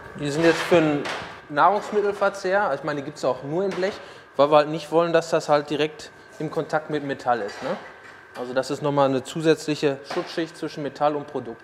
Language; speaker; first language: German; native; German